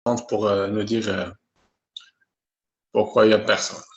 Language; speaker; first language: French; non-native, local second language; Arabic